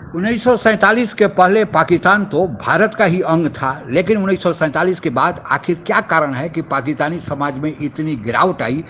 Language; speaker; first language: Hindi; native; Hindi